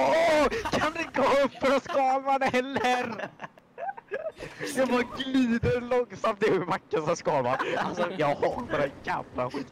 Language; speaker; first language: Swedish; native; Swedish